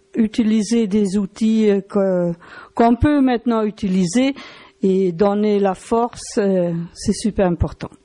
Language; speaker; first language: French; non-native, fluent; German